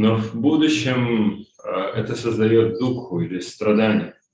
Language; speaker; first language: Russian; native; Russian